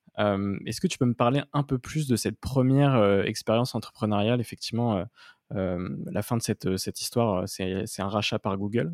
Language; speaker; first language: French; native; French